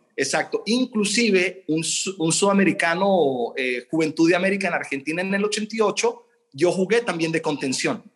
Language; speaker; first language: Spanish; early bilingual, other home language; Italian